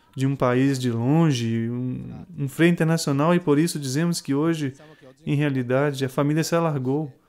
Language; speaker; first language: Portuguese; non-native, fluent; Italian